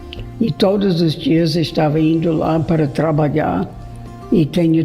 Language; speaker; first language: Portuguese; non-native, fluent; English